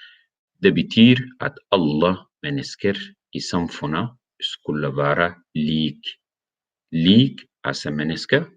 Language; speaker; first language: Norwegian; non-native, learner; Arabic